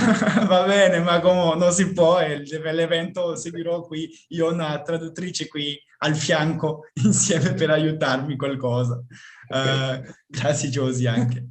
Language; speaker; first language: Italian; non-native, learner; Portuguese